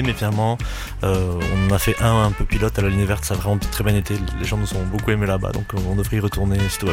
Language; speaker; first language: French; native; French